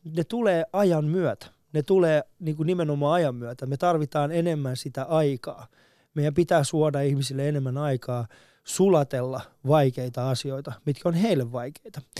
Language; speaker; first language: Finnish; early bilingual, other home language; Persian